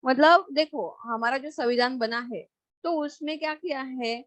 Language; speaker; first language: Hindi; non-native, local second language; Marathi